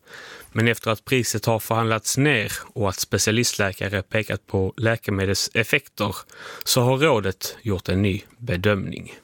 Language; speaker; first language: Swedish; native; Swedish